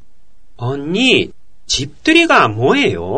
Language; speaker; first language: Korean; non-native, fluent; Japanese